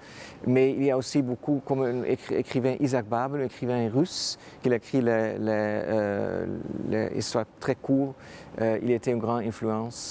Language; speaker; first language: French; non-native, fluent; Dutch